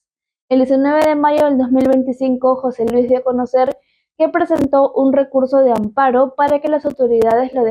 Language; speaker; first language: Spanish; native; Spanish